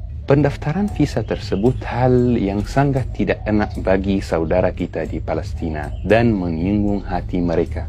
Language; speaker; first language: Indonesian; non-native, fluent; Arabic